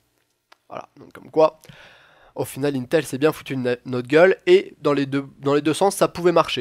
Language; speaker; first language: French; native; French